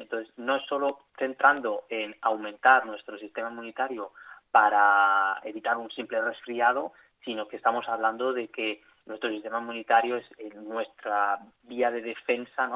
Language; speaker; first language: Spanish; native; Spanish